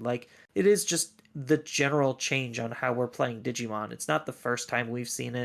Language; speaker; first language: English; native; English